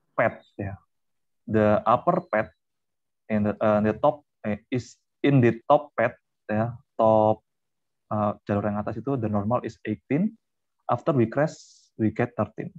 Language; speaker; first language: English; non-native, fluent; Indonesian